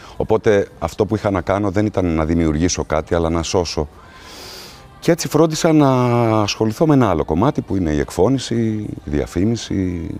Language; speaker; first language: Greek; native; Greek